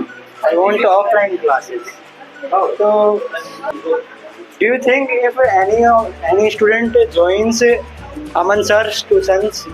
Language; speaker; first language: English; non-native, learner; Hindi